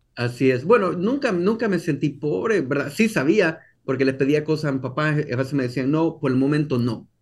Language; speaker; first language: Spanish; native; Spanish